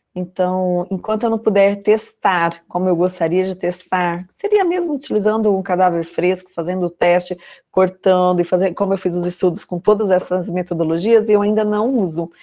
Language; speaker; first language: Portuguese; native; Portuguese